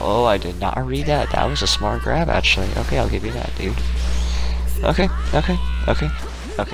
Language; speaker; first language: English; native; English